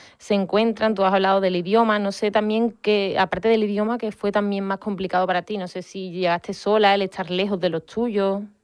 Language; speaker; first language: Spanish; native; Spanish